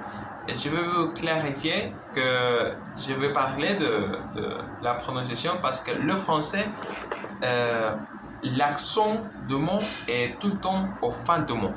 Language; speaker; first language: French; non-native, learner; Spanish